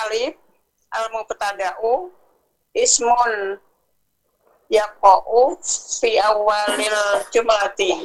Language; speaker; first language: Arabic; non-native, fluent; Indonesian